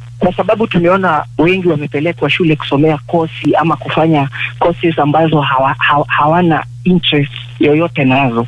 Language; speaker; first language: Swahili; non-native, local second language; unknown